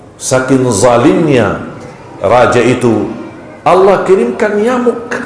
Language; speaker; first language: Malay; non-native, fluent; Arabic